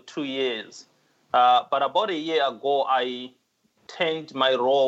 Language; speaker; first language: English; non-native, local second language; Shona